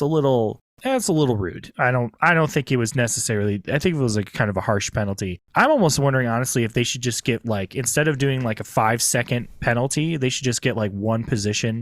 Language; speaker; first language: English; native; English